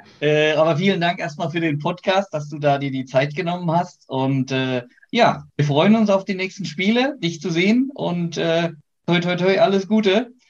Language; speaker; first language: German; native; German